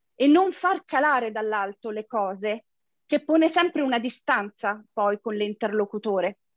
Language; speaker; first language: Italian; native; Italian